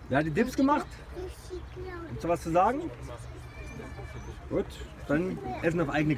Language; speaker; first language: German; native; German